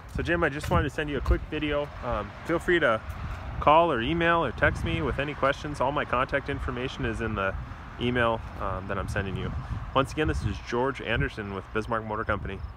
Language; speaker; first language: English; native; English